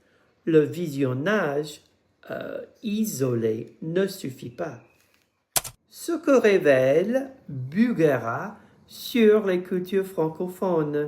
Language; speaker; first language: French; non-native, fluent; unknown